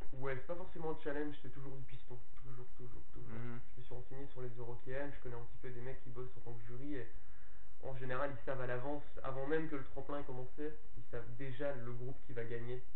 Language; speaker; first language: French; native; French